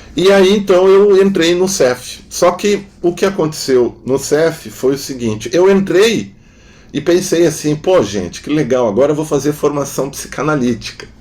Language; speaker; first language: Portuguese; non-native, local second language; German